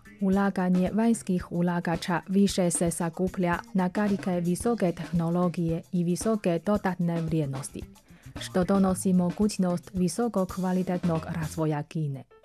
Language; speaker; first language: Croatian; non-native, fluent; Chinese